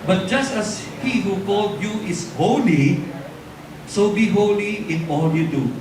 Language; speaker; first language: English; non-native, local second language; Filipino